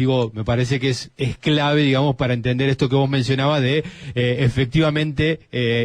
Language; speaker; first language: Spanish; native; Spanish